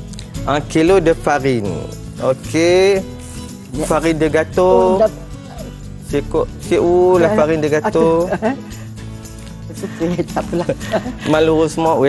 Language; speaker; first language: French; non-native, fluent; Malay